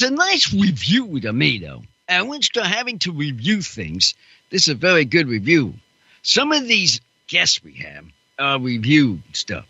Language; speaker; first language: English; non-native, fluent; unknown